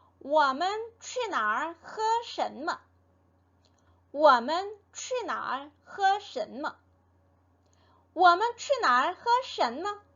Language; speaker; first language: Chinese; non-native, fluent; Korean